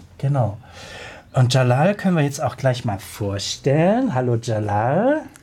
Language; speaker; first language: German; native; German